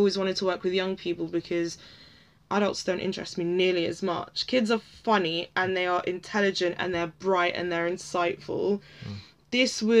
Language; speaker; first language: English; native; English